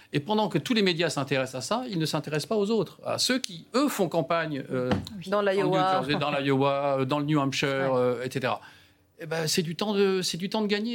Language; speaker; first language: French; native; French